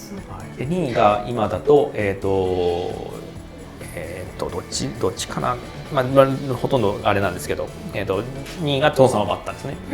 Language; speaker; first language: Japanese; native; Japanese